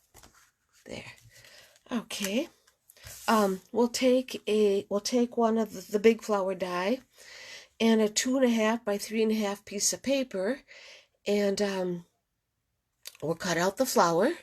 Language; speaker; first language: English; native; English